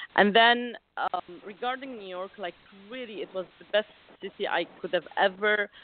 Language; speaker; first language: English; non-native, fluent; Arabic